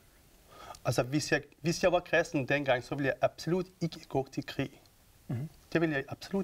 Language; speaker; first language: Danish; non-native, fluent; Persian